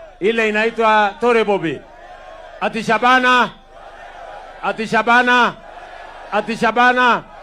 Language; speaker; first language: Swahili; non-native, local second language; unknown